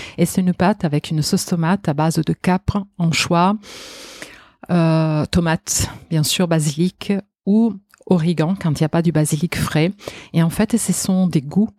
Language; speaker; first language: French; non-native, fluent; Italian